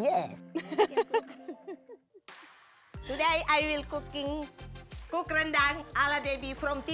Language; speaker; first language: English; non-native, learner; Indonesian